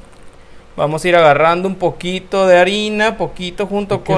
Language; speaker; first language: Spanish; native; Spanish